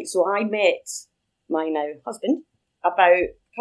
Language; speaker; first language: English; native; English